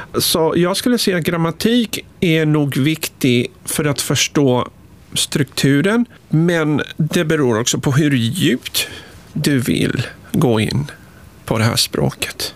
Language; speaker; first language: Swedish; non-native, fluent; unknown